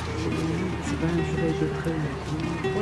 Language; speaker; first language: French; native; French